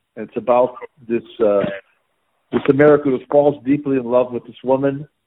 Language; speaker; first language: English; native; English